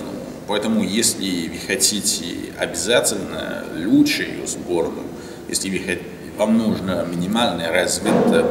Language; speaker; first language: Russian; non-native, learner; French